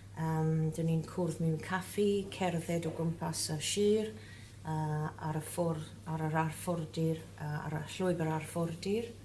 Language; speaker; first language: Welsh; non-native, local second language; English